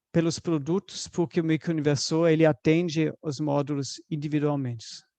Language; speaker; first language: Portuguese; non-native, fluent; German